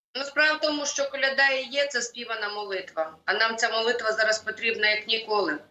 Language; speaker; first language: Ukrainian; native; Ukrainian